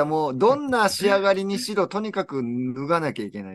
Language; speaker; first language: Japanese; native; Japanese